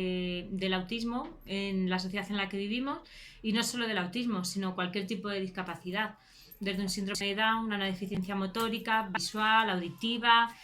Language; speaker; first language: Spanish; native; Spanish